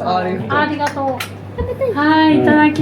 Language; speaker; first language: Japanese; native; Japanese